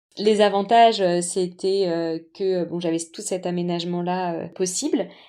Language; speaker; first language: French; native; French